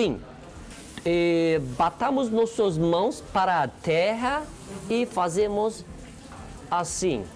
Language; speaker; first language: Portuguese; non-native, learner; Turkish